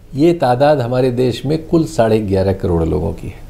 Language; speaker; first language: Hindi; native; Hindi